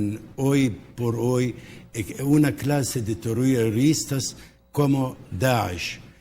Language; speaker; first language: Spanish; non-native, local second language; Arabic